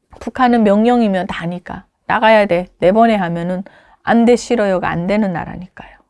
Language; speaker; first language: Korean; native; Korean